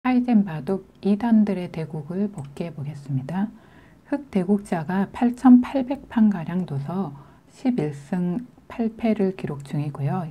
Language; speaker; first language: Korean; native; Korean